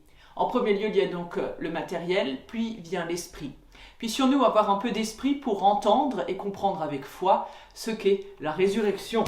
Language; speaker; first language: French; native; French